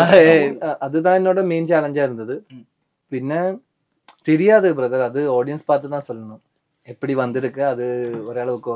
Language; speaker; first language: Tamil; non-native, learner; Malayalam